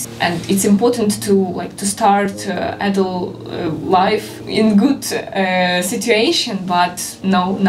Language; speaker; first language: English; non-native, learner; Ukrainian